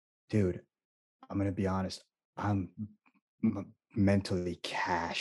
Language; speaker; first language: English; native; English